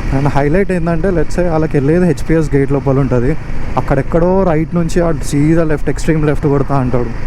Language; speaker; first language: Telugu; non-native, local second language; Hindi